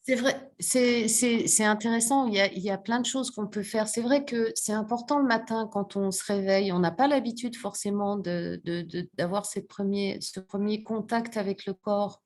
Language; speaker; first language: French; native; French